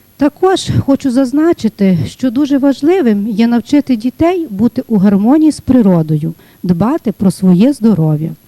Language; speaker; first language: Ukrainian; native; Ukrainian